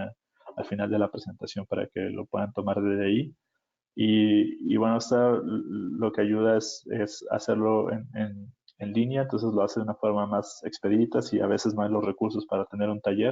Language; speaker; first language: Spanish; native; Spanish